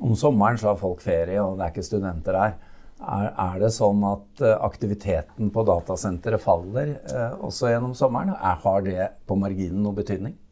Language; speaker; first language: Norwegian; native; Norwegian